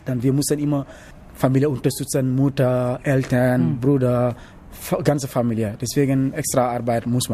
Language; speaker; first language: German; non-native, learner; Wolof